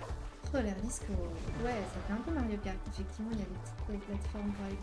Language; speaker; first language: French; native; French